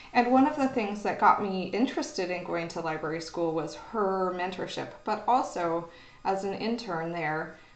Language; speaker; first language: English; native; English